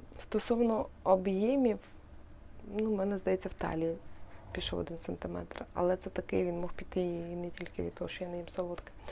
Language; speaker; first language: Ukrainian; non-native, local second language; Russian